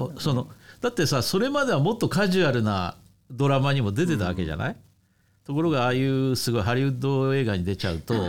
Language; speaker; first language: Japanese; native; Japanese